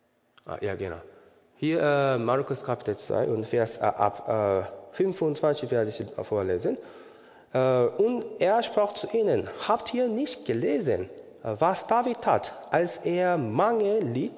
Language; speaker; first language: German; non-native, learner; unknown